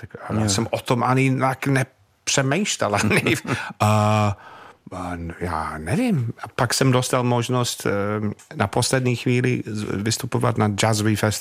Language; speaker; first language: Czech; non-native, fluent; English